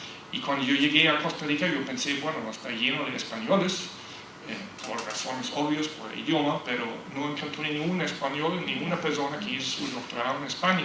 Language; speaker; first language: Spanish; non-native, fluent; German